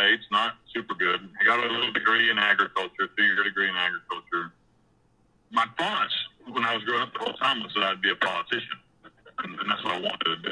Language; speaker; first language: English; native; English